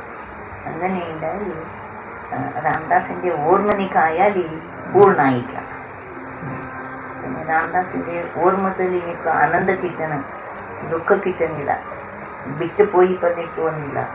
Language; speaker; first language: Malayalam; non-native, local second language; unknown